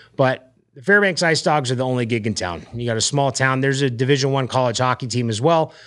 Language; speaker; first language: English; native; English